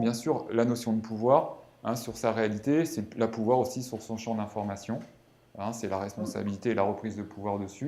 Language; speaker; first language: French; native; French